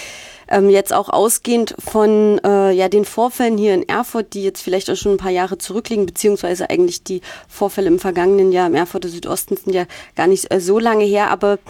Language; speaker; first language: German; native; German